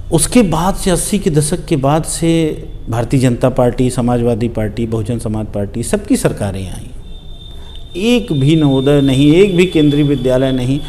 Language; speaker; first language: Hindi; native; Hindi